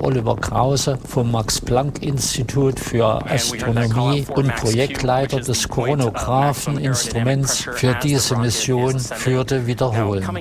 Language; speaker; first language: German; native; German